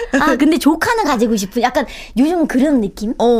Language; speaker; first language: Korean; native; Korean